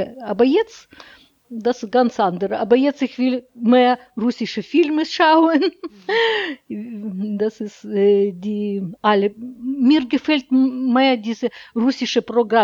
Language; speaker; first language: German; non-native, learner; Russian